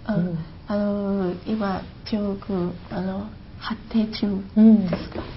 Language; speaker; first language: Japanese; non-native, learner; Chinese